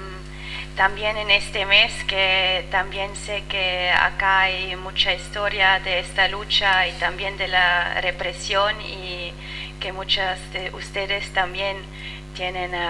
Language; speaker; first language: Spanish; non-native, fluent; French